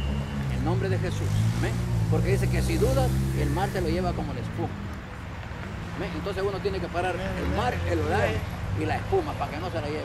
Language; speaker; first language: Spanish; native; Spanish